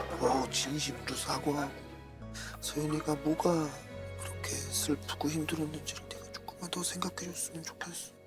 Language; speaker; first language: Korean; native; Korean